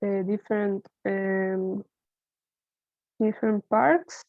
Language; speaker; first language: English; non-native, learner; Spanish